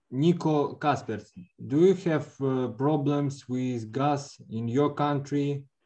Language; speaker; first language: English; non-native, learner; Ukrainian